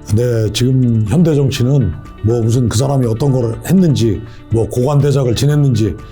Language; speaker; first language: Korean; native; Korean